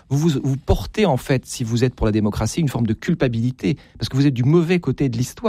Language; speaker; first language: French; native; French